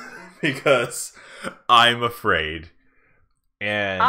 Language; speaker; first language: English; native; English